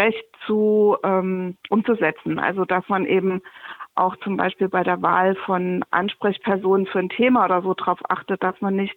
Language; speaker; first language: German; native; German